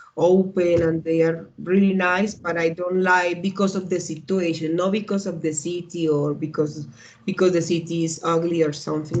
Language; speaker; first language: English; non-native, learner; Spanish